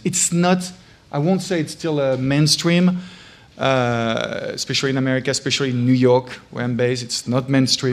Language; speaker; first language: English; non-native, fluent; French